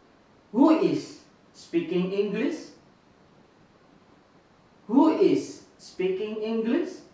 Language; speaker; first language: English; non-native, fluent; Indonesian